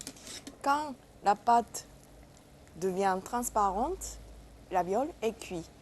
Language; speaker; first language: French; non-native, learner; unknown